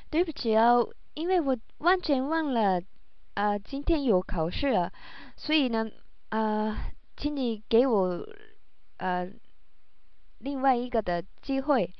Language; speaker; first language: Chinese; non-native, learner; Japanese